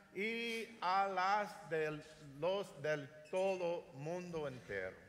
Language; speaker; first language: Spanish; non-native, learner; English